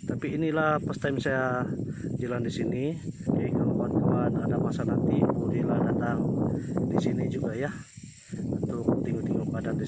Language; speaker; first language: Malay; non-native, local second language; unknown